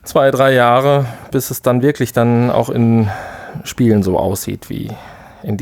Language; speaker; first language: German; native; German